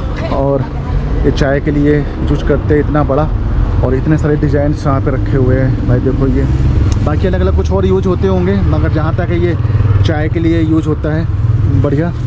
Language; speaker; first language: Hindi; native; Hindi